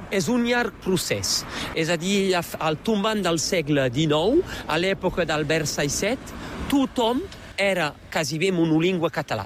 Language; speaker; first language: Catalan; native; Catalan